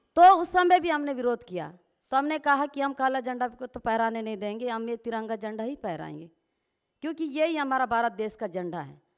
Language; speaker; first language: Hindi; non-native, local second language; Gondi